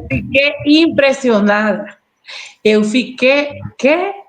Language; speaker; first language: Portuguese; non-native, learner; Spanish